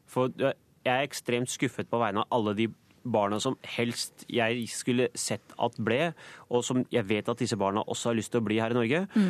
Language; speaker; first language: Norwegian; native; Norwegian